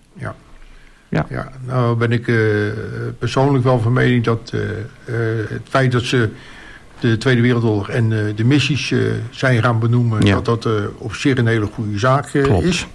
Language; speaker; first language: Dutch; native; Dutch